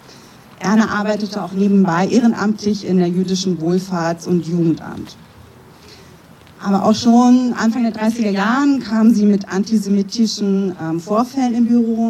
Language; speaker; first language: German; native; German